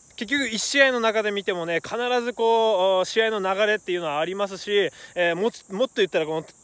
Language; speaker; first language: Japanese; native; Japanese